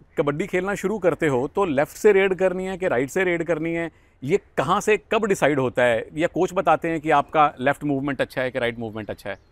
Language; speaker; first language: Hindi; native; Hindi